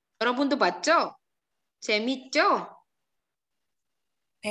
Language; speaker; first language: Korean; non-native, fluent; Indonesian